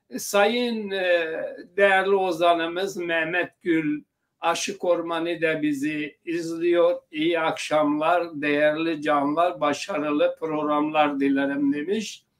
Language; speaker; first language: Turkish; non-native, local second language; Zaza